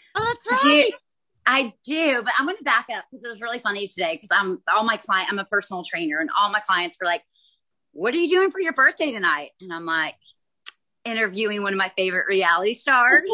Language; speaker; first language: English; native; English